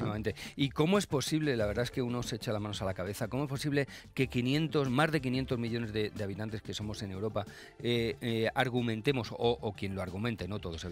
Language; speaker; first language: Spanish; native; Spanish